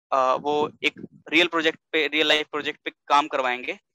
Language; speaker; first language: Hindi; native; Hindi